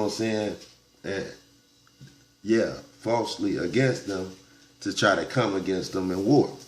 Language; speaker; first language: English; native; English